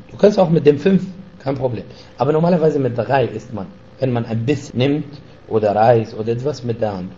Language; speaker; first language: German; non-native, fluent; Arabic